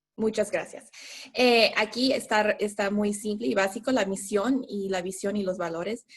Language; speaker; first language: Spanish; early bilingual, heritage; Spanish